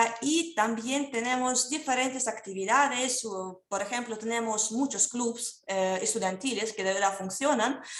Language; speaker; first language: Spanish; non-native, fluent; Russian